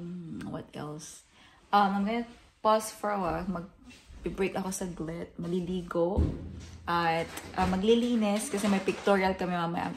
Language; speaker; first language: Filipino; native; Filipino